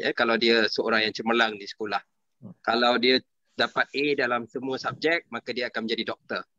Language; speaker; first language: Malay; native; Malay